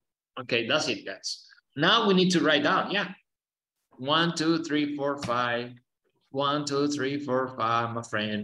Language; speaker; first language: English; non-native, fluent; Spanish